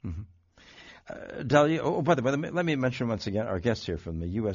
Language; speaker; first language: English; native; English